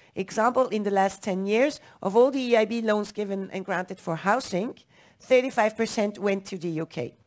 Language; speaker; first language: English; non-native, fluent; German